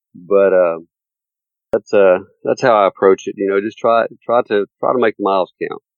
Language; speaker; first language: English; native; English